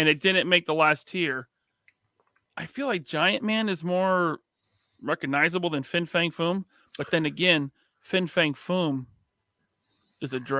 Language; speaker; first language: English; native; English